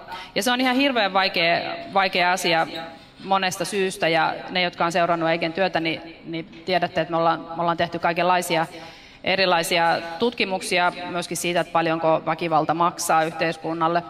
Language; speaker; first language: Finnish; native; Finnish